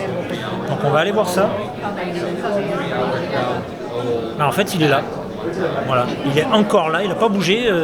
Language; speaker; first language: French; native; French